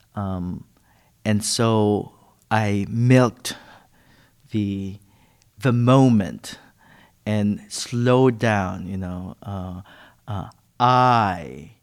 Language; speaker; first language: English; non-native, local second language; Filipino